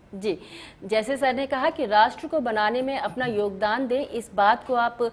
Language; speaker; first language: Hindi; native; Hindi